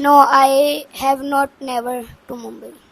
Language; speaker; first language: English; non-native, learner; Hindi